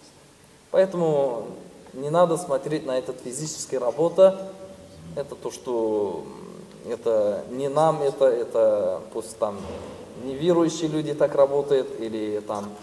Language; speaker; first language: Russian; non-native, fluent; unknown